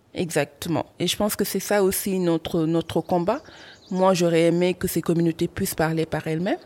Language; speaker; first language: French; non-native, local second language; Wolof